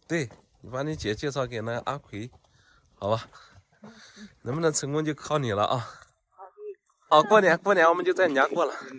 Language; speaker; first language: Chinese; native; Chinese